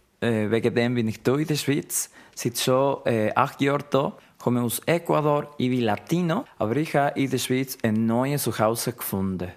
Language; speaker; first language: German; non-native, learner; Spanish